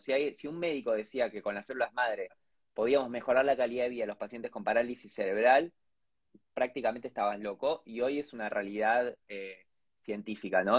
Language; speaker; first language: Spanish; native; Spanish